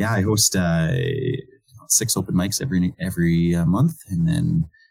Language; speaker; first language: English; native; English